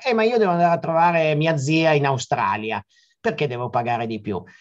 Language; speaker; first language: Italian; native; Italian